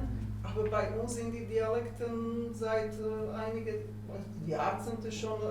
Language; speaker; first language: German; non-native, fluent; Slovak